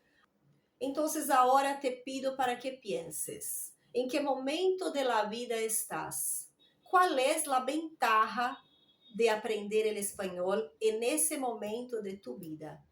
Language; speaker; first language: Spanish; non-native, fluent; Portuguese